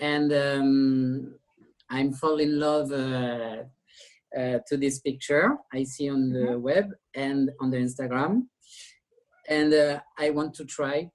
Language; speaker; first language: English; non-native, learner; French